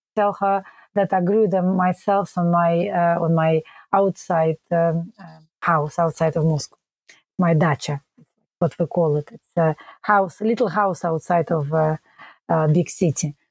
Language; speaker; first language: English; non-native, fluent; Russian